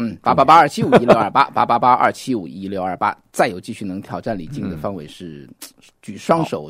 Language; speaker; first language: Chinese; native; Chinese